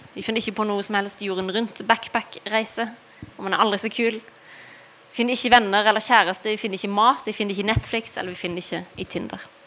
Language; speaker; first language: Norwegian; early bilingual, heritage; Norwegian